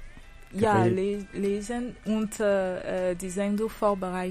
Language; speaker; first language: German; non-native, learner; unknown